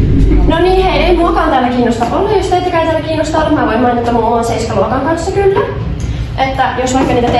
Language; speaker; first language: Finnish; native; Finnish